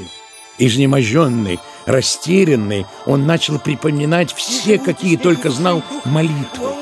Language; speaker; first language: Russian; native; Russian